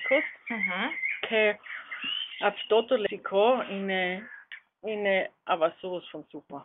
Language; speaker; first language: Greek; non-native, learner; German